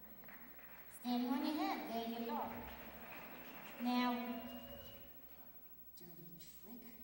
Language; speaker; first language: English; native; English